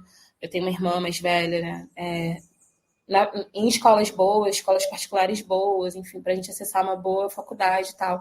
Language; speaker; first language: Portuguese; native; Portuguese